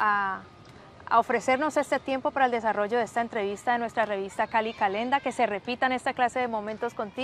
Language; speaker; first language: Spanish; native; Spanish